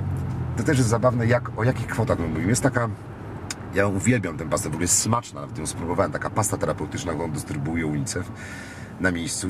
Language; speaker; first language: Polish; native; Polish